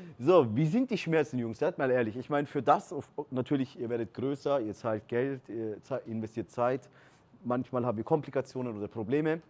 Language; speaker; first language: German; early bilingual, other home language; Turkish